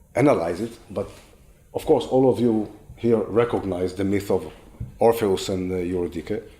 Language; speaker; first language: English; non-native, fluent; Hebrew